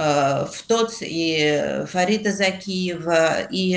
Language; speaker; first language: Russian; native; Russian